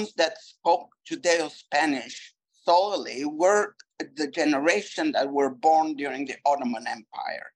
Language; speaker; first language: English; non-native, fluent; Turkish